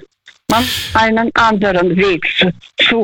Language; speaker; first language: German; non-native, fluent; Russian